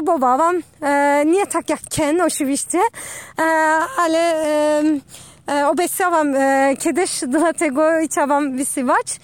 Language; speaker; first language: Polish; non-native, learner; Turkish